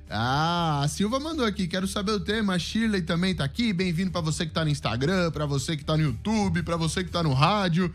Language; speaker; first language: Portuguese; native; Portuguese